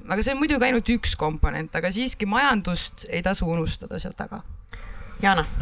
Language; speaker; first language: Estonian; non-native, local second language; Russian